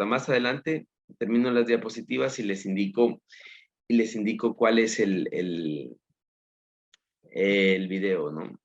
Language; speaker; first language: Spanish; native; Spanish